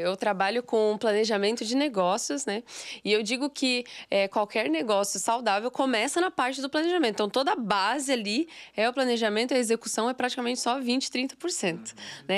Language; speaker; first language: Portuguese; native; Portuguese